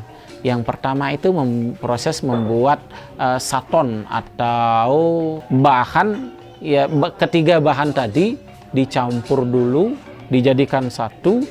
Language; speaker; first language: Indonesian; native; Indonesian